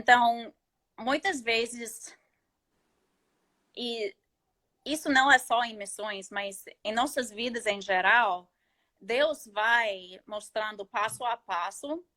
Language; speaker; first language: Portuguese; non-native, fluent; English